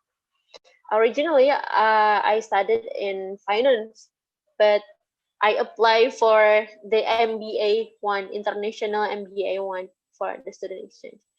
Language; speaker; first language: English; non-native, fluent; Indonesian